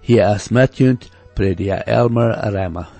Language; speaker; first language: German; non-native, learner; Plautdietsch